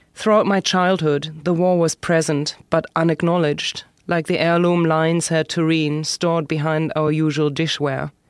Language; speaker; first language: English; non-native, fluent; German